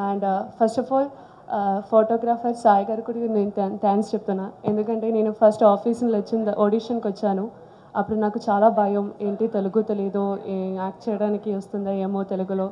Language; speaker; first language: Telugu; non-native, learner; Malayalam